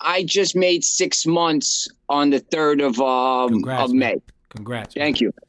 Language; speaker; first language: English; native; English